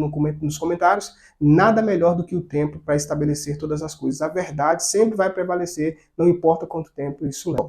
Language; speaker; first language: Portuguese; native; Portuguese